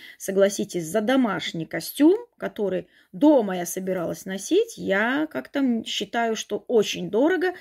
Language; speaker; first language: Russian; native; Russian